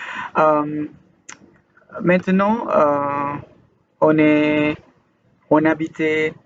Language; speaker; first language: French; non-native, learner; Malay